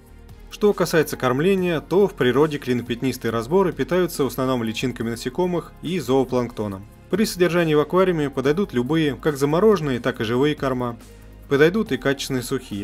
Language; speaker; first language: Russian; native; Russian